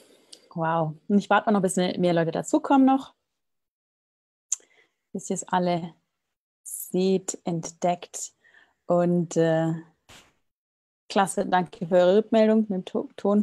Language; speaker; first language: German; native; German